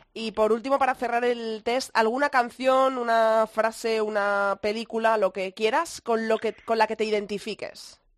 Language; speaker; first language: Spanish; native; Spanish